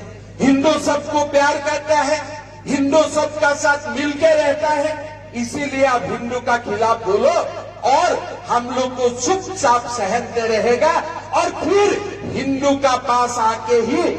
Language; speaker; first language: Hindi; non-native, local second language; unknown